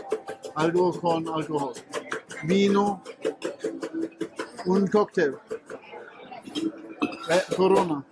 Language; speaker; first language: Spanish; non-native, learner; German